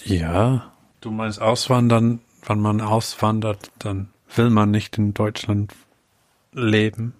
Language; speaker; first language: German; non-native, fluent; English